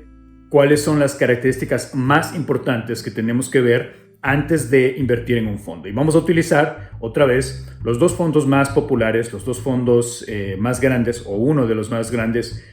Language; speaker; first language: Spanish; native; Spanish